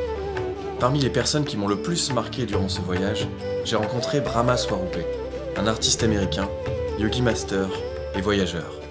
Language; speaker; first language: French; native; French